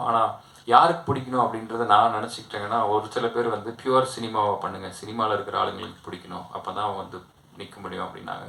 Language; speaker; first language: Tamil; native; Tamil